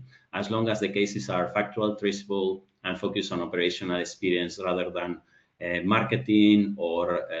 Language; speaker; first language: English; non-native, fluent; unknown